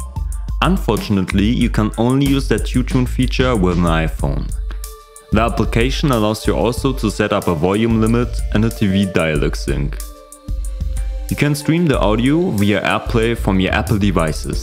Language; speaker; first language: English; non-native, fluent; German